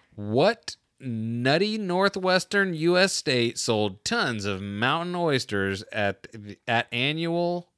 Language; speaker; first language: English; early bilingual, other home language; Italian